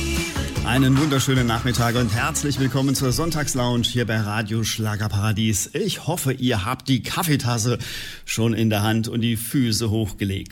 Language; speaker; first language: German; native; German